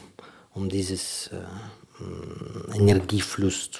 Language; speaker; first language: German; non-native, fluent; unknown